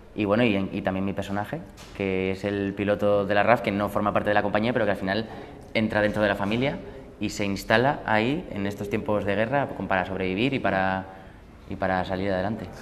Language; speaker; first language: Spanish; native; Spanish